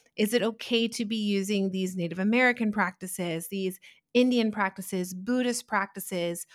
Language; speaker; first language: English; early bilingual, other home language; Italian